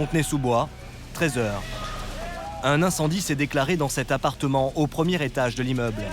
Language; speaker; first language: French; native; French